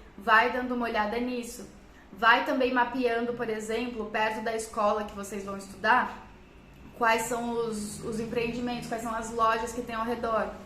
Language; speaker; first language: Portuguese; native; Portuguese